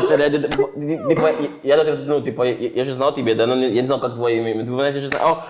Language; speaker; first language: Russian; non-native, fluent; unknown